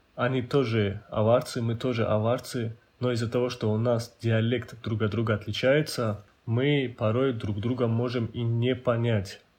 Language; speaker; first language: Russian; non-native, local second language; Avaric